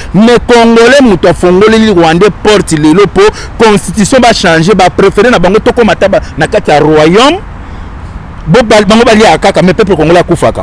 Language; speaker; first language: Lingala; native; Lingala